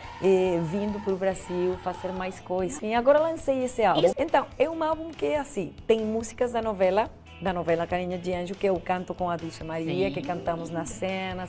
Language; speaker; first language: Portuguese; non-native, fluent; Spanish